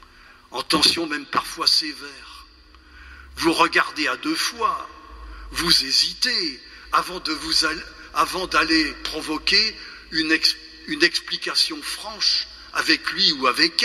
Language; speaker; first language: French; native; French